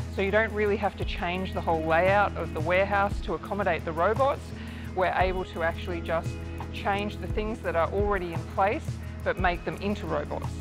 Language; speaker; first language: English; native; English